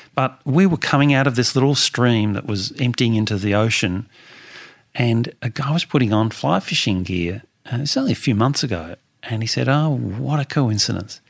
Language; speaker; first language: English; native; English